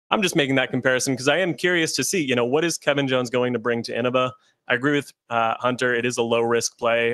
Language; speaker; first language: English; native; English